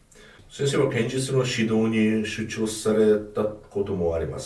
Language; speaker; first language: Japanese; non-native, fluent; Hungarian